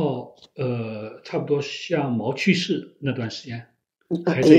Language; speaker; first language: Chinese; native; Chinese